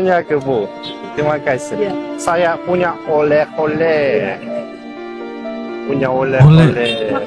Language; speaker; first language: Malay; non-native, learner; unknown